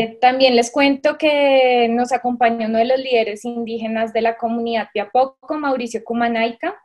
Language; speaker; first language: Spanish; native; Spanish